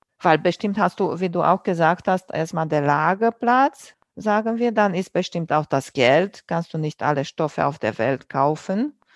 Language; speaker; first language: German; non-native, fluent; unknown